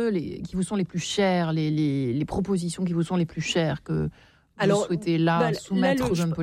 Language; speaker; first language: French; native; French